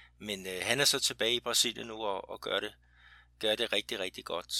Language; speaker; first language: Danish; native; Danish